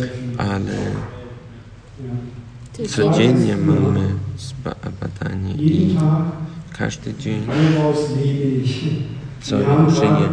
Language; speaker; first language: Polish; early bilingual, heritage; Polish